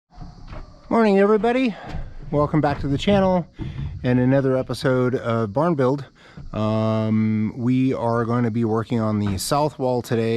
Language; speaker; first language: English; native; English